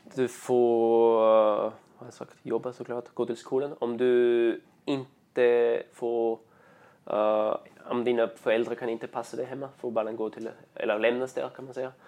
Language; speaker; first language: Swedish; non-native, fluent; German